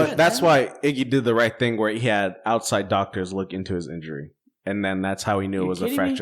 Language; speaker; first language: English; native; English